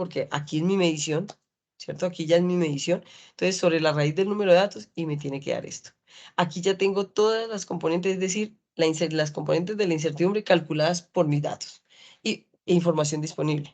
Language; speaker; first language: Spanish; native; Spanish